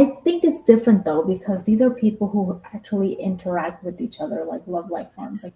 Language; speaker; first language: English; native; English